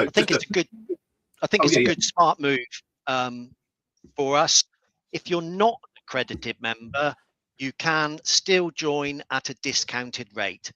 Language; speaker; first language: English; native; English